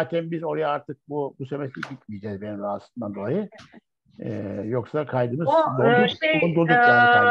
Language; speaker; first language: Turkish; native; Turkish